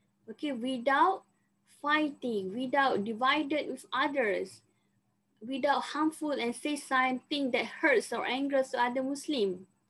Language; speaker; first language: English; non-native, local second language; Malay